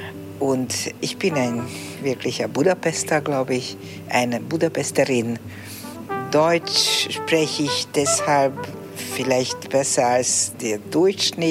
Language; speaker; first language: German; early bilingual, heritage; Hungarian